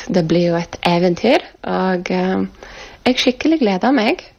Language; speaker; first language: Norwegian; non-native, fluent; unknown